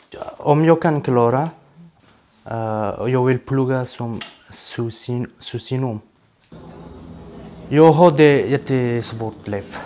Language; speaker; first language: Swedish; non-native, learner; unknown